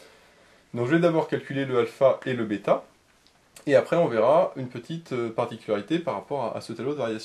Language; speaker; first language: French; native; French